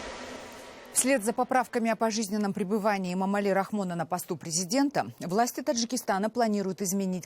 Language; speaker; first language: Russian; native; Russian